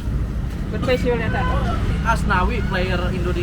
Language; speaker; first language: English; non-native, learner; Indonesian